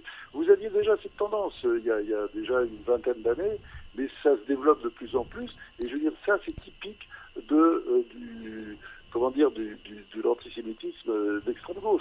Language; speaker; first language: French; native; French